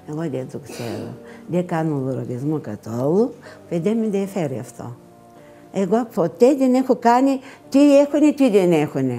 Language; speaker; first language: Greek; non-native, learner; Bulgarian